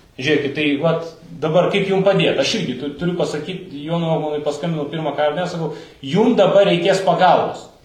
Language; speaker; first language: Lithuanian; native; Lithuanian